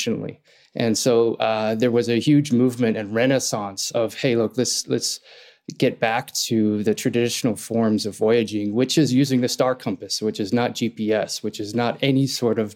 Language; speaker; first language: English; native; English